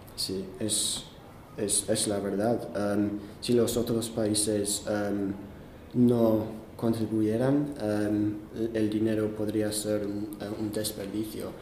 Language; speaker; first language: Spanish; non-native, fluent; English